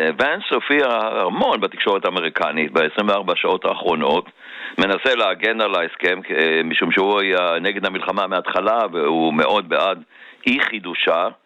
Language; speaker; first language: Hebrew; native; Hebrew